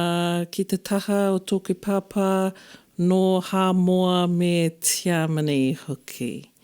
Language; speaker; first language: Māori; non-native, local second language; English